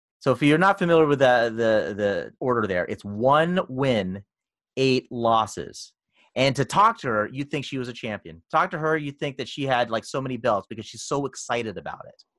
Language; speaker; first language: English; early bilingual, other home language; Filipino